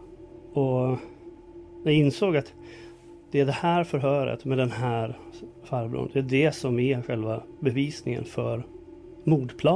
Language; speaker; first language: Swedish; native; Swedish